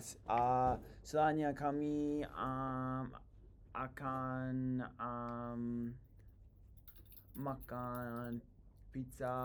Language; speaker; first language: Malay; non-native, learner; English